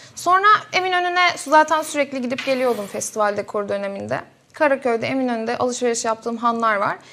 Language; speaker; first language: Turkish; native; Turkish